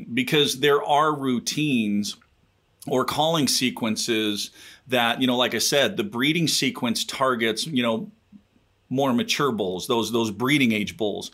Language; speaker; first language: English; native; English